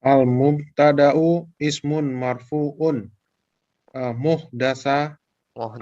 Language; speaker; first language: Arabic; non-native, learner; Indonesian